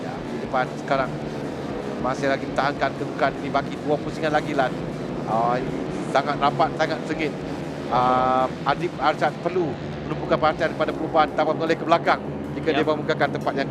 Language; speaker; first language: Malay; native; Malay